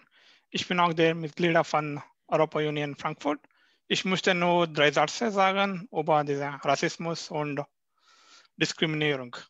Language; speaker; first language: German; non-native, learner; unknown